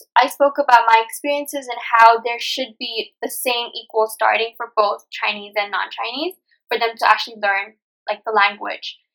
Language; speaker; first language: English; non-native, local second language; Nepali